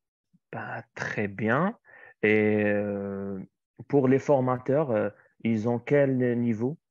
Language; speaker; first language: French; non-native, fluent; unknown